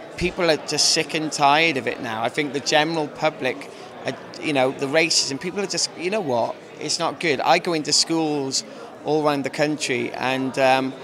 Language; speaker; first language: English; native; English